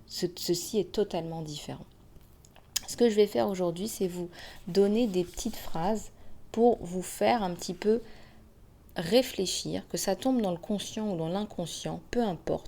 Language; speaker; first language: French; native; French